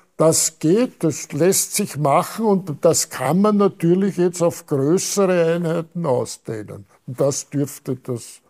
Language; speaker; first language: German; native; German